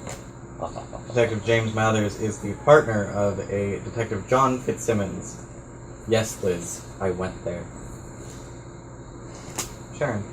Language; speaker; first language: English; native; English